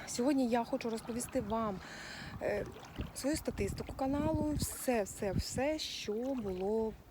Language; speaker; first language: Ukrainian; native; Ukrainian